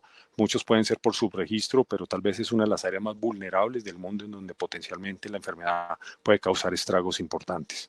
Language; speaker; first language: Spanish; native; Spanish